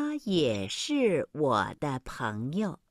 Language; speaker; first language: Chinese; non-native, learner; Vietnamese